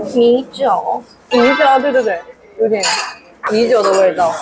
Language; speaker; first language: Chinese; non-native, fluent; Korean